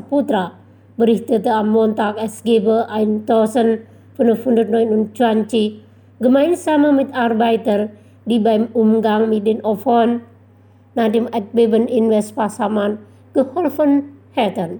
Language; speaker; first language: German; non-native, fluent; Indonesian